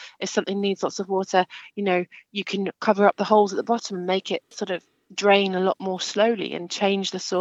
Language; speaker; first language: English; native; English